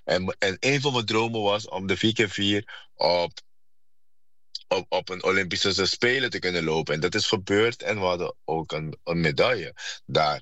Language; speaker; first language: Dutch; non-native, fluent; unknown